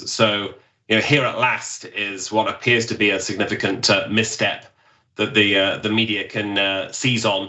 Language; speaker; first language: English; native; English